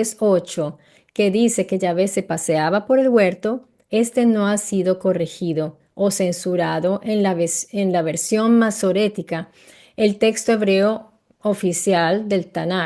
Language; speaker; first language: Spanish; native; Spanish